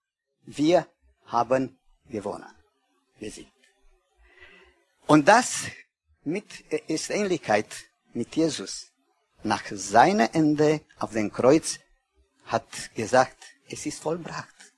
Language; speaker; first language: German; non-native, learner; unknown